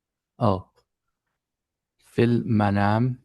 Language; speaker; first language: Arabic; non-native, learner; English